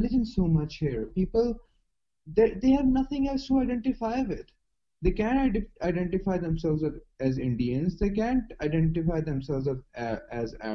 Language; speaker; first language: English; non-native, local second language; Urdu